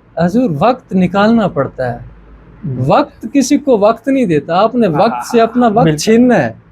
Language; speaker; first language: Urdu; non-native, local second language; Punjabi